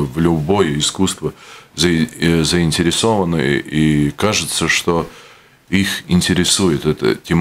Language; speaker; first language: Russian; non-native, fluent; Latvian